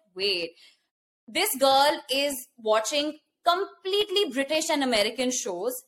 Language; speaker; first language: English; non-native, local second language; Hindi